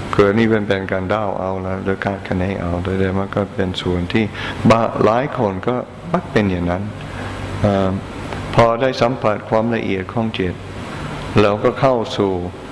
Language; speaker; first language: Thai; non-native, fluent; English